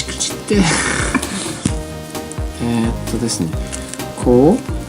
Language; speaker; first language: Japanese; non-native, fluent; English